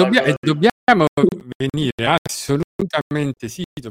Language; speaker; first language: Italian; native; Italian